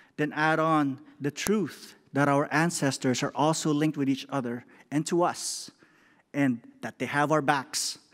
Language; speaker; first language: English; non-native, local second language; Filipino